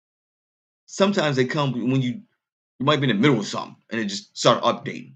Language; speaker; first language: English; native; English